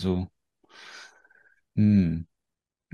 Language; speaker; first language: German; non-native, fluent; English